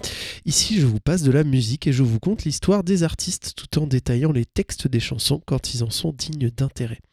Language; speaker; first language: French; native; French